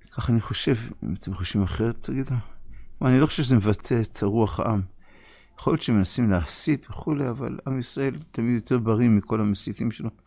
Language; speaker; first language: Hebrew; native; Hebrew